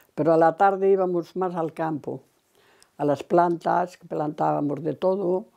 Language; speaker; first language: Spanish; native; Spanish